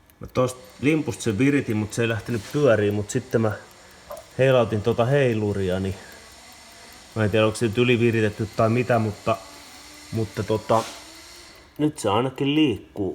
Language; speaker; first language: Finnish; native; Finnish